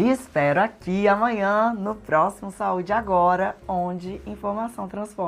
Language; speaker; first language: Portuguese; native; Portuguese